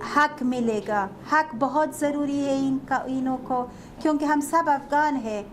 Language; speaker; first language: Hindi; non-native, fluent; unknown